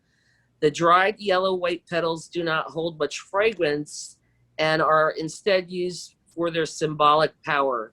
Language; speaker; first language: English; native; English